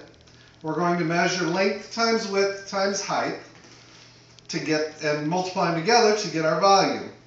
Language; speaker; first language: English; native; English